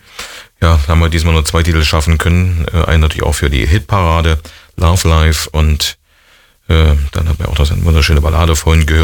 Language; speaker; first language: German; native; German